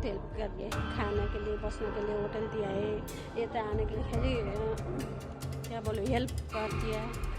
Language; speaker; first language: Hindi; non-native, learner; Nepali